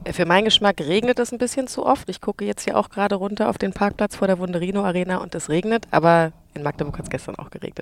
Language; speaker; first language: German; native; German